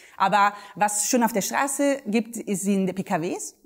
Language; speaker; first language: German; non-native, fluent; Italian